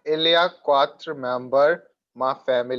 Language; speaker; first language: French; non-native, learner; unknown